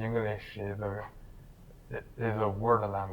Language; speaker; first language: English; non-native, learner; Chinese